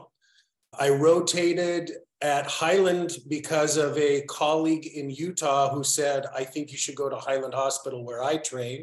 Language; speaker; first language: English; native; English